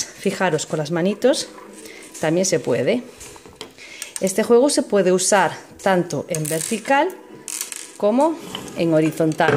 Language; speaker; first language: Spanish; native; Spanish